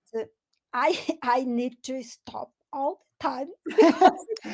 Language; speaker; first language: English; non-native, learner; Portuguese